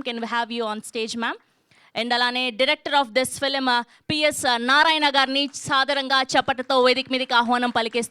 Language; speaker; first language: Telugu; native; Telugu